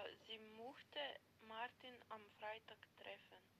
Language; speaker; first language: German; non-native, learner; Macedonian